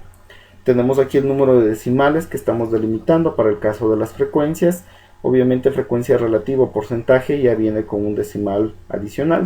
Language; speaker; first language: Spanish; native; Spanish